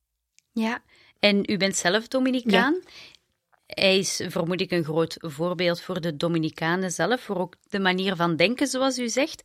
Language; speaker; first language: Dutch; native; Dutch